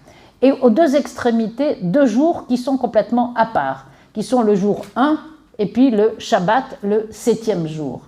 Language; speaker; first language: French; native; French